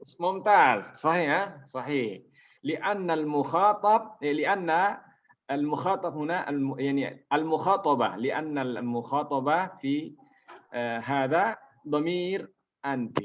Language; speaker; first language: Arabic; non-native, fluent; Indonesian